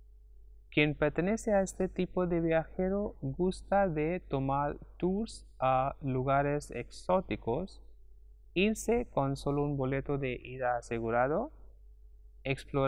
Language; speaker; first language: Spanish; non-native, fluent; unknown